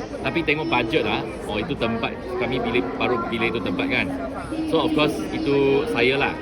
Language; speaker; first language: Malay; non-native, local second language; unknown